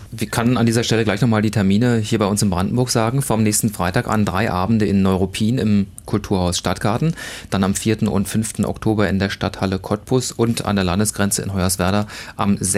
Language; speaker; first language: German; native; German